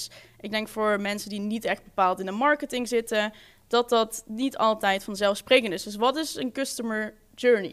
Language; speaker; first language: Dutch; native; Dutch